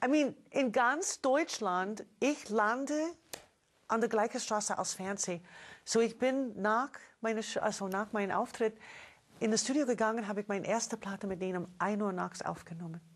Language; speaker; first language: German; non-native, fluent; English